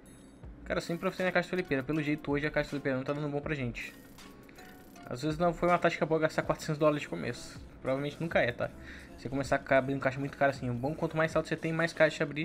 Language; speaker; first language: Portuguese; native; Portuguese